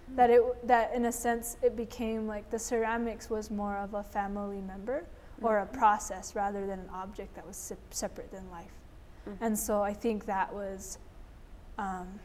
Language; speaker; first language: English; native; English